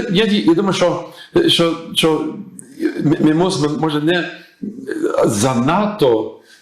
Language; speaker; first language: Ukrainian; early bilingual, heritage; English